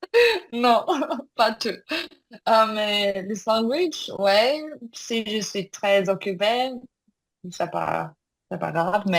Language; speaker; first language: French; non-native, learner; Korean